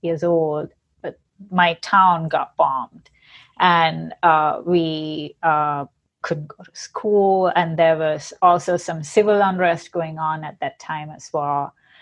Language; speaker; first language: English; non-native, local second language; Sinhala